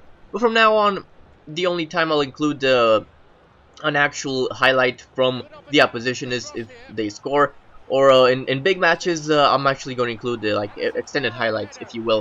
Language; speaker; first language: English; native; English